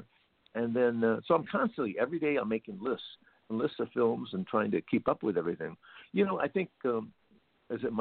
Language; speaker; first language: English; native; English